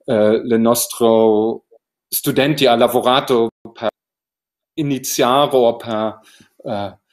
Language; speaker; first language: Italian; non-native, learner; German